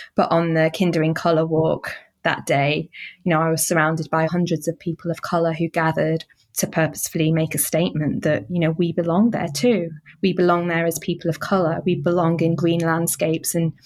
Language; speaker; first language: English; native; English